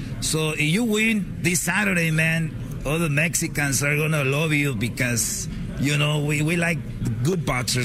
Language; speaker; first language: English; non-native, fluent; Spanish